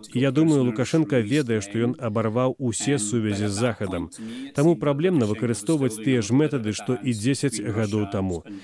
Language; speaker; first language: Belarusian; non-native, fluent; English